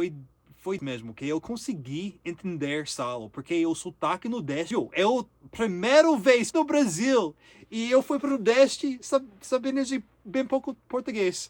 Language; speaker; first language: Portuguese; non-native, learner; English